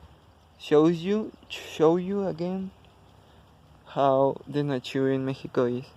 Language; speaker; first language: English; non-native, learner; Spanish